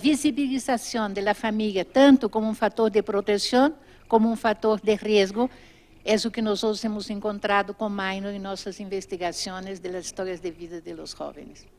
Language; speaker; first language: Spanish; non-native, fluent; Portuguese